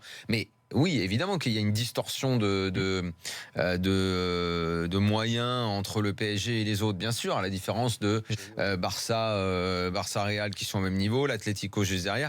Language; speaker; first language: French; native; French